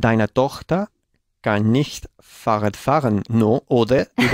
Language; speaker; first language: German; non-native, learner; Spanish